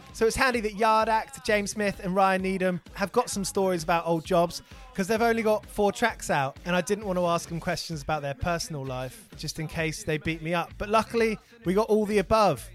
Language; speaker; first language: English; native; English